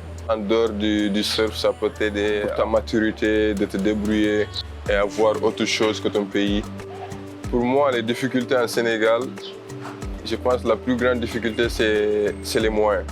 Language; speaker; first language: French; non-native, local second language; Wolof